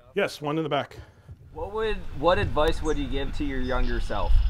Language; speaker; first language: English; native; English